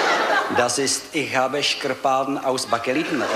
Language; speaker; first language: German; non-native, learner; Czech